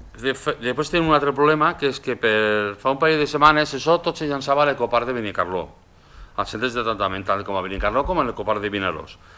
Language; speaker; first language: Catalan; native; Catalan